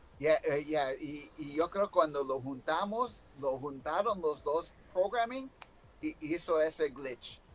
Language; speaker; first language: Spanish; early bilingual, heritage; Spanish